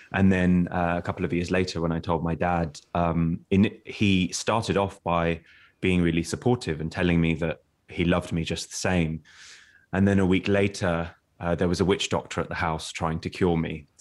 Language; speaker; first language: English; native; English